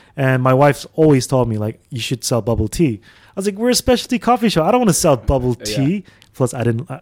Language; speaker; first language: English; early bilingual, other home language; Arabic